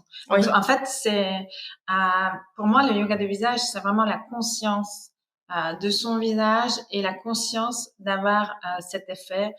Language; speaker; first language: French; non-native, fluent; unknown